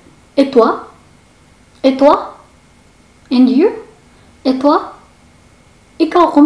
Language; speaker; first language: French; non-native, learner; Filipino